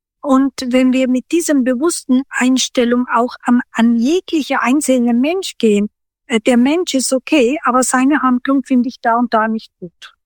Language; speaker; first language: German; early bilingual, other home language; Turkish